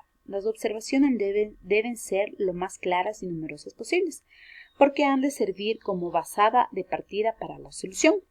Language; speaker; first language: Spanish; native; Spanish